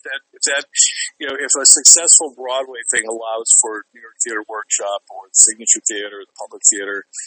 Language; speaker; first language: English; native; English